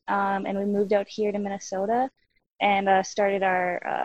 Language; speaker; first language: English; native; English